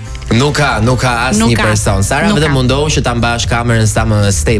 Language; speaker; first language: Albanian; native; Albanian